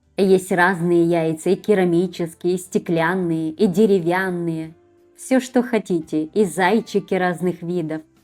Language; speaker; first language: Russian; native; Russian